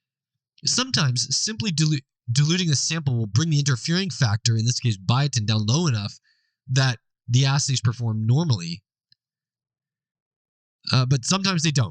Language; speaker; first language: English; native; English